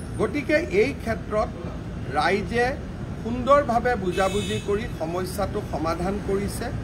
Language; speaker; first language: Assamese; native; Assamese